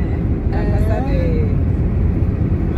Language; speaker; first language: Spanish; non-native, learner; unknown